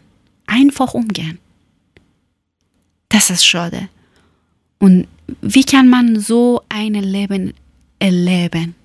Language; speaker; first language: German; non-native, learner; Persian